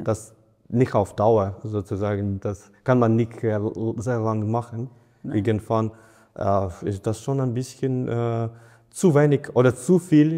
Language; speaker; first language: German; non-native, fluent; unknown